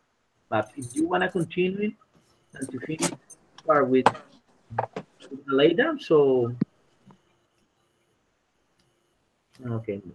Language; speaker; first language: English; non-native, learner; Spanish